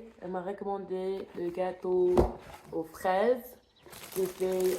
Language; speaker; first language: French; non-native, fluent; English